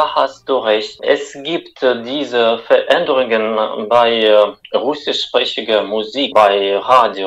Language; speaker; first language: German; non-native, fluent; Russian